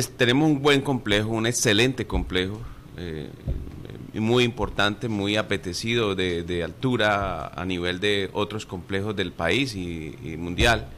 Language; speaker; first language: Spanish; native; Spanish